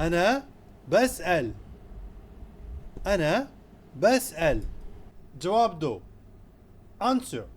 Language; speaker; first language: Arabic; non-native, fluent; Urdu